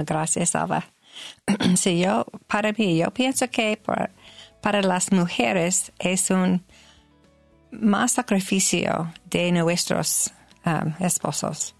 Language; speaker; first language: Spanish; non-native, learner; English